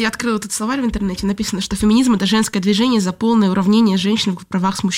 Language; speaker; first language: Russian; native; Russian